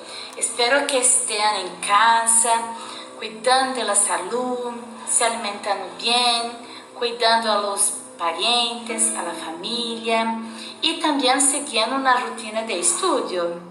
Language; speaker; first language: Spanish; non-native, learner; Portuguese